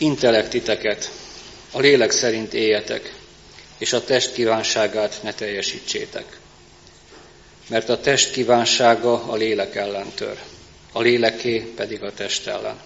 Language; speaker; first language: Hungarian; native; Hungarian